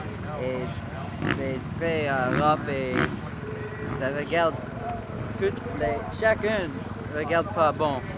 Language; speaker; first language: French; non-native, local second language; English